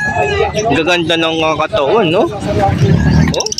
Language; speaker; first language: Filipino; native; Filipino